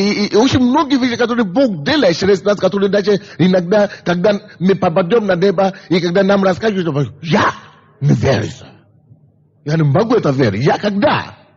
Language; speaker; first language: Russian; non-native, fluent; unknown